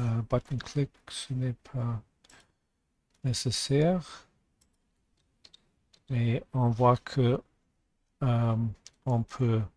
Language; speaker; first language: French; non-native, learner; English